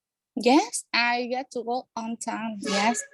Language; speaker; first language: English; non-native, learner; Vietnamese